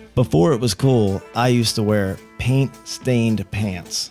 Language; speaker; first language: English; native; English